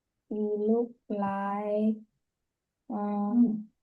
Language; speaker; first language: English; non-native, learner; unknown